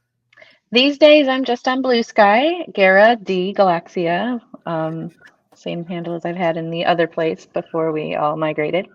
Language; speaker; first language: English; native; English